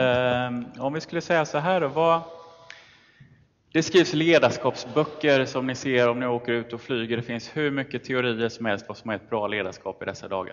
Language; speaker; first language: Swedish; native; Swedish